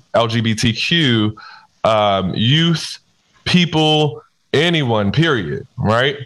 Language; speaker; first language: English; native; English